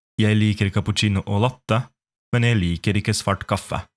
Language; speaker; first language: Norwegian; non-native, fluent; Polish